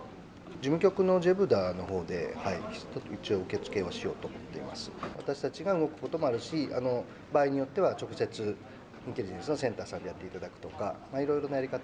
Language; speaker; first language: Japanese; native; Japanese